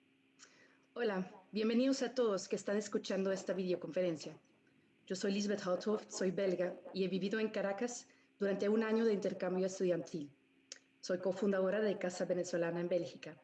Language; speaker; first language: Spanish; non-native, fluent; Dutch